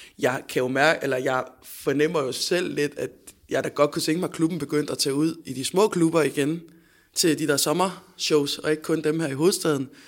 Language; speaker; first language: Danish; native; Danish